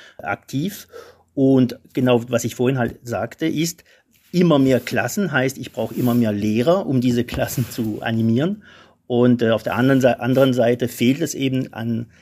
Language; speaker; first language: German; non-native, local second language; Swiss German